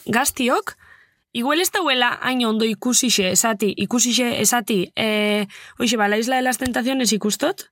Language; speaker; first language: Basque; native; Basque